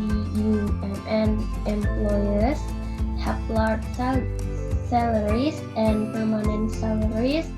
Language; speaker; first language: English; non-native, learner; Indonesian